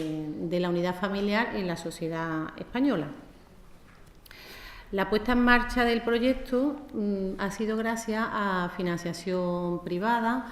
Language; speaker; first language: Spanish; native; Spanish